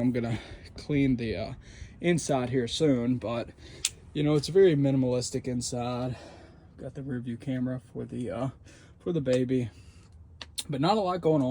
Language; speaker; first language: English; native; English